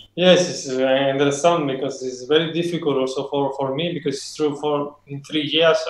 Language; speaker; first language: English; non-native, learner; Spanish